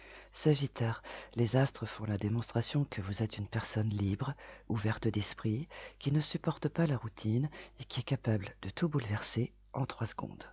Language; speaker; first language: French; native; French